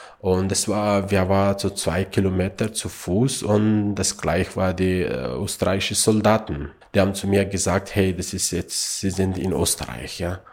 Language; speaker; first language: German; non-native, learner; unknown